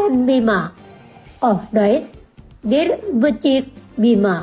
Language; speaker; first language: German; non-native, fluent; Indonesian